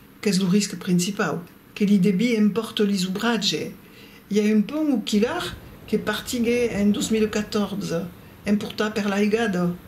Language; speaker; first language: Occitan; non-native, local second language; French